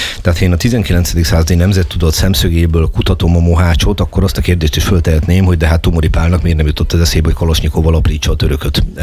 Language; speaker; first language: Hungarian; native; Hungarian